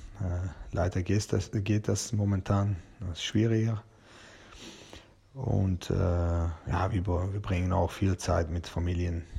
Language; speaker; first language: German; non-native, fluent; Persian